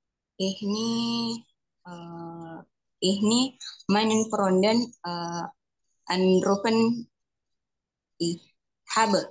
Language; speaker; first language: German; non-native, learner; Indonesian